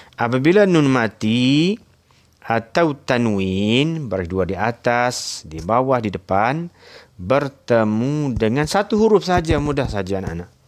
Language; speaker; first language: Malay; native; Malay